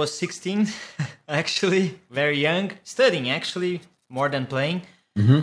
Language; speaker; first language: English; non-native, fluent; Portuguese